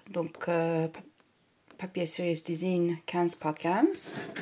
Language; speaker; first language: French; non-native, fluent; English